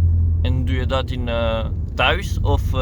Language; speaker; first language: Dutch; non-native, learner; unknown